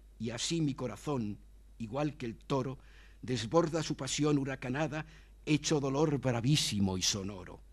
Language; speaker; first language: Spanish; native; Spanish